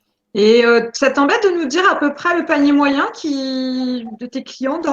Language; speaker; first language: French; native; French